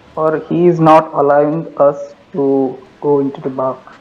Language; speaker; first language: English; non-native, learner; Hindi